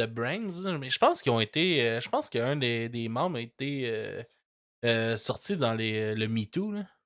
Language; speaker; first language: French; native; French